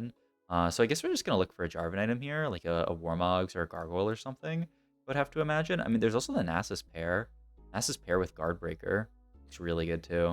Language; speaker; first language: English; native; English